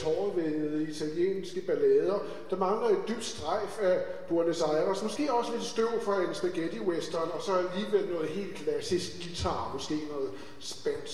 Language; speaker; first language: Danish; native; Danish